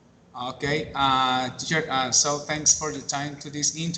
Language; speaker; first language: English; non-native, learner; Spanish